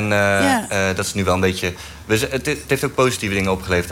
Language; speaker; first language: Dutch; native; Dutch